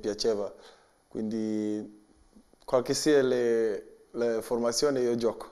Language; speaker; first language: Italian; non-native, learner; Portuguese